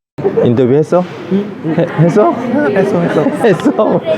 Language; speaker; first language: Korean; non-native, learner; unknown